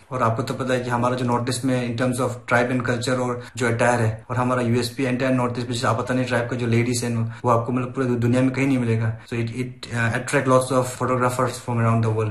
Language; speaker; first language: Hindi; non-native, local second language; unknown